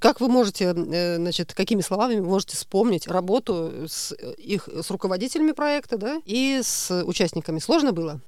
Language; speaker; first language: Russian; native; Russian